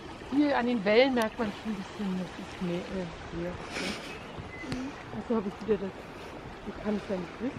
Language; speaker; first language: German; native; German